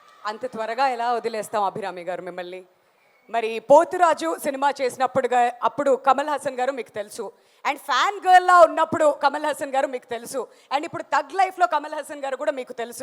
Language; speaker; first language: Telugu; native; Telugu